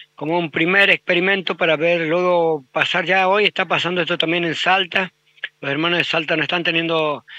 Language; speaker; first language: Spanish; native; Spanish